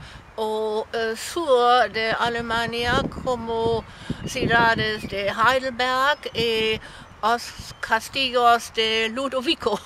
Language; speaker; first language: Galician; non-native, learner; German